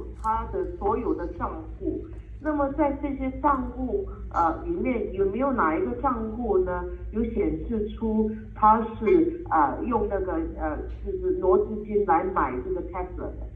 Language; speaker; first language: Chinese; native; Chinese